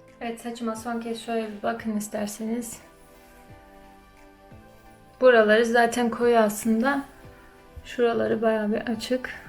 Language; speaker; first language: Turkish; early bilingual, other home language; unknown